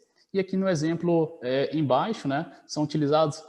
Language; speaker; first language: Portuguese; native; Portuguese